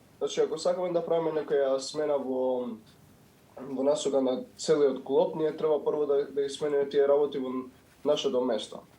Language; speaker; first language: Macedonian; non-native, local second language; Albanian